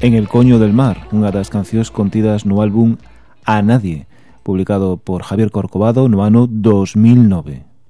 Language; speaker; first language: Galician; native; Galician